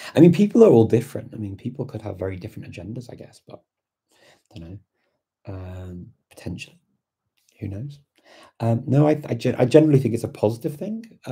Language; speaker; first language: English; native; English